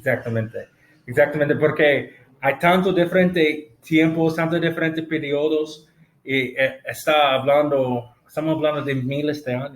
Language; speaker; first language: Spanish; non-native, fluent; English